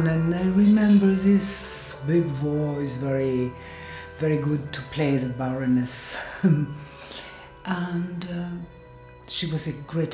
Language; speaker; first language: English; non-native, learner; French